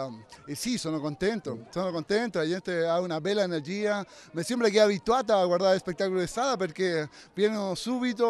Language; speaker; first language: Italian; non-native, fluent; Spanish